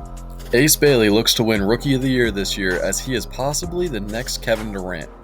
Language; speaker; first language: English; native; English